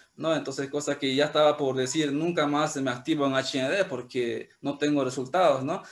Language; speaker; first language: Spanish; native; Spanish